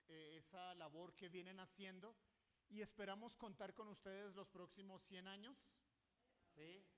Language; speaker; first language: Spanish; native; Spanish